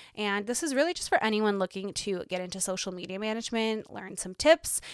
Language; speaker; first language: English; early bilingual, other home language; Ukrainian